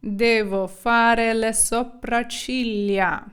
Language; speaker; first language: Italian; non-native, fluent; Ukrainian